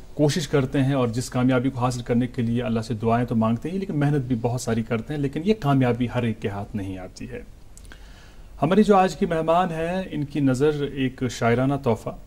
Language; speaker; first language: Hindi; non-native, local second language; Kashmiri